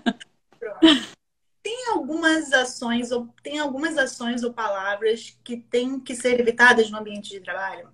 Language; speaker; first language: Portuguese; native; Portuguese